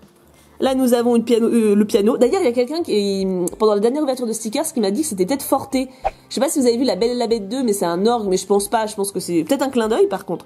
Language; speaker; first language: French; native; French